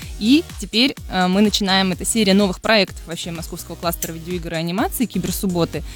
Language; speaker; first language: Russian; native; Russian